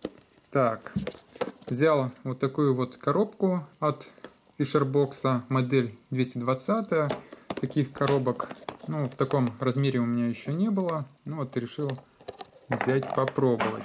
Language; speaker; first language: Russian; native; Russian